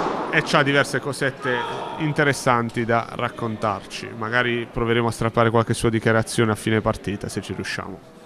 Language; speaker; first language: Italian; native; Italian